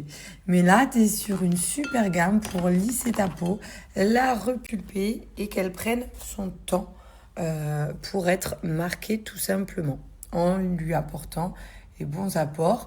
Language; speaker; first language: French; native; French